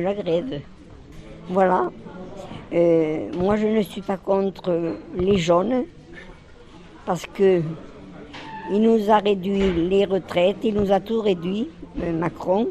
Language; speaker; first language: French; native; French